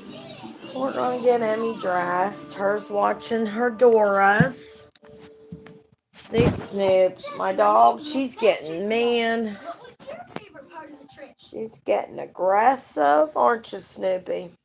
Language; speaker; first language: English; native; English